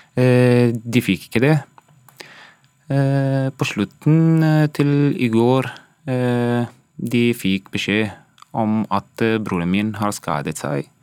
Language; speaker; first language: Norwegian; non-native, learner; Arabic